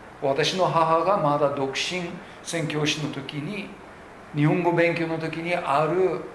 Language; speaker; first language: Japanese; non-native, local second language; English